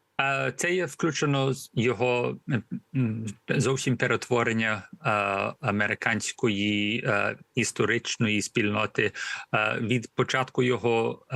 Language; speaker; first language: Ukrainian; early bilingual, heritage; Ukrainian